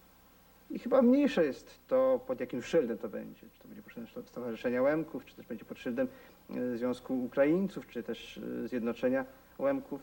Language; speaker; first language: Polish; non-native, local second language; Rusyn